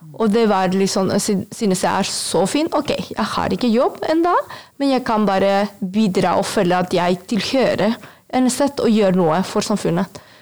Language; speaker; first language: Norwegian; non-native, fluent; Spanish